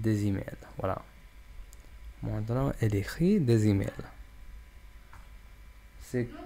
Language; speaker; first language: French; non-native, learner; English